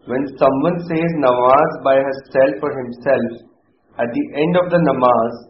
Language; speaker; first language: English; non-native, local second language; Urdu